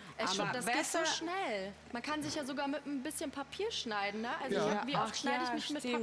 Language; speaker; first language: German; native; German